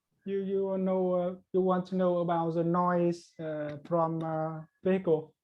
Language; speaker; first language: English; non-native, learner; Vietnamese